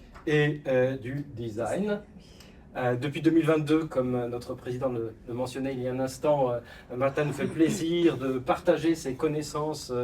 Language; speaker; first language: French; native; French